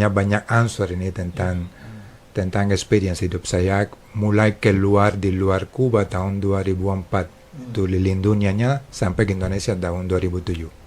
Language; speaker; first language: Indonesian; non-native, fluent; Spanish